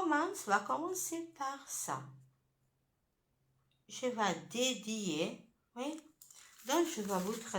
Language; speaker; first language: French; non-native, fluent; Italian